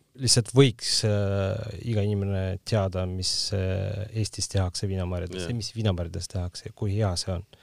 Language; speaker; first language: Estonian; non-native, local second language; Russian